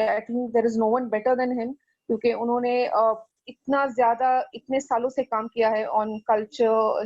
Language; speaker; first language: Hindi; native; Hindi